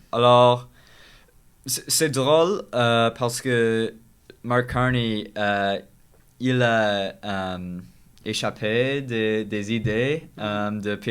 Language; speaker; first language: French; non-native, learner; English